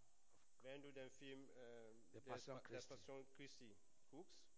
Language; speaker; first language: German; non-native, learner; English